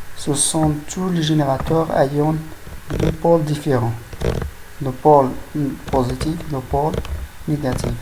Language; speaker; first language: French; non-native, local second language; Arabic